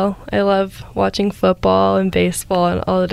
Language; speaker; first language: English; native; English